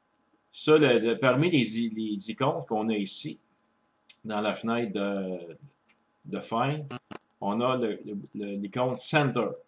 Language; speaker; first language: French; native; French